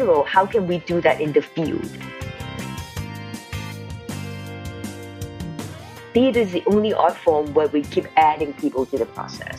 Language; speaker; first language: English; non-native, local second language; Cantonese